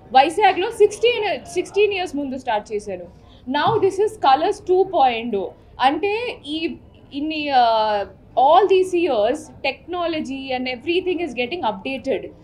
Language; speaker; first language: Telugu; non-native, fluent; Malayalam